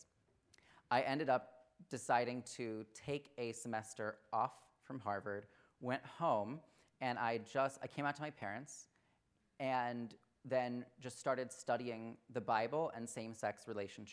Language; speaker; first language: English; native; English